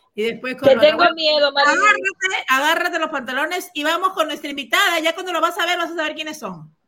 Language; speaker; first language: Spanish; native; Spanish